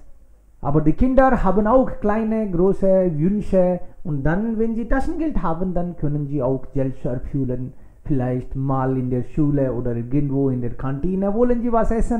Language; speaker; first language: German; non-native, fluent; Hindi